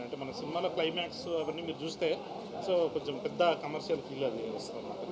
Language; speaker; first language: Telugu; native; Telugu